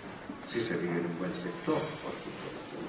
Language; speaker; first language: Spanish; native; Spanish